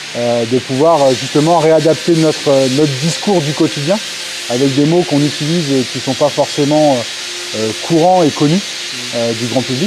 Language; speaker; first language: French; native; French